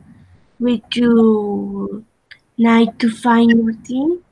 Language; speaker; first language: English; non-native, learner; Spanish